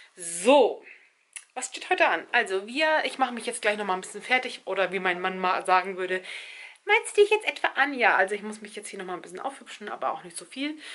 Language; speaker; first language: German; early bilingual, other home language; Turkish